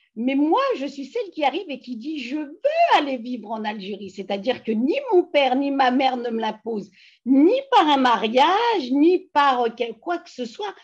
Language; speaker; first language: French; native; French